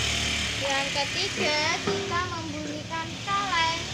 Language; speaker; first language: Indonesian; native; Indonesian